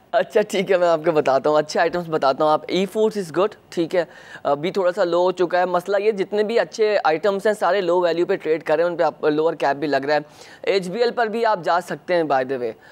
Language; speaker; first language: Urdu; native; Urdu